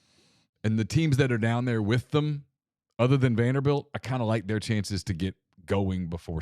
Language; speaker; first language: English; native; English